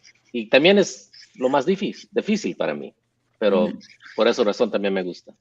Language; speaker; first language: Spanish; early bilingual, heritage; English